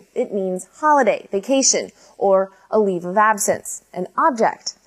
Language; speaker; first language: English; native; English